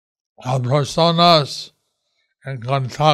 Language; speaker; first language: Spanish; non-native, learner; English